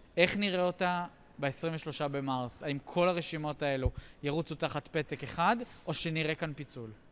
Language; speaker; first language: Hebrew; native; Hebrew